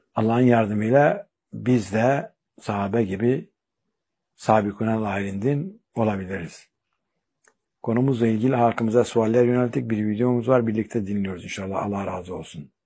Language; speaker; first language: Turkish; native; Turkish